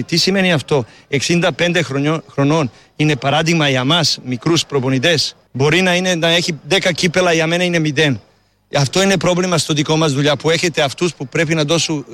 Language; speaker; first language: Greek; non-native, learner; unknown